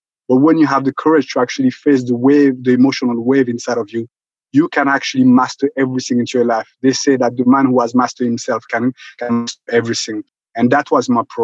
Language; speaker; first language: English; non-native, local second language; Kinyarwanda